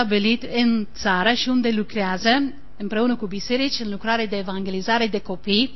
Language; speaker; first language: Romanian; non-native, learner; English